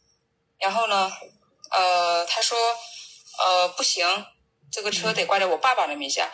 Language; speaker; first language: Chinese; native; Chinese